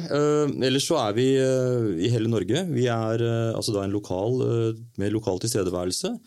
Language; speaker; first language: Norwegian; native; Norwegian